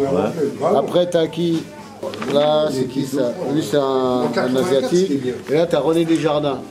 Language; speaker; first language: French; native; French